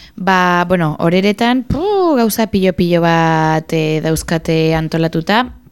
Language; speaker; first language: Basque; native; Basque